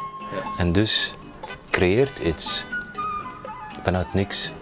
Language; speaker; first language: Dutch; non-native, learner; Arabic